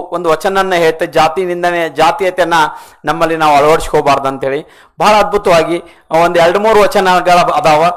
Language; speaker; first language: Kannada; native; Kannada